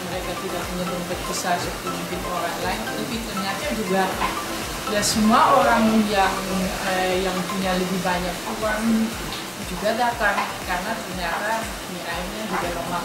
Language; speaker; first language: Indonesian; non-native, fluent; Dutch